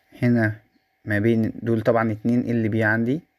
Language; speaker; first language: Arabic; native; Arabic